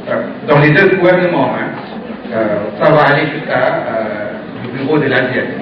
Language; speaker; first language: French; non-native, fluent; Thai